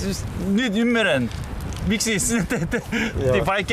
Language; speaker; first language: Finnish; non-native, learner; Korean